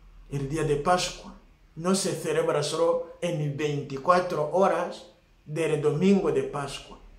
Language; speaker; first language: Spanish; non-native, fluent; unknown